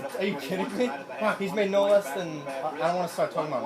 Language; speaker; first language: English; native; English